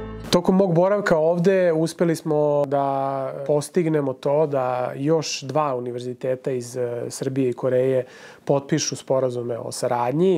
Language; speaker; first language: Serbian; native; Serbian